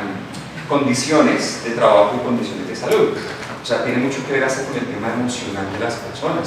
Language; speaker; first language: Spanish; native; Spanish